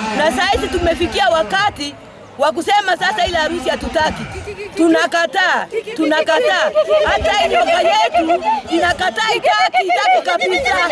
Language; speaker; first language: Swahili; non-native, local second language; Gusii